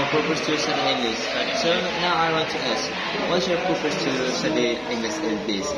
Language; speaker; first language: English; non-native, learner; Indonesian